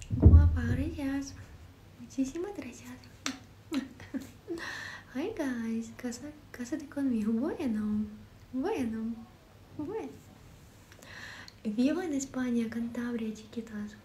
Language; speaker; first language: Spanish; non-native, learner; Ukrainian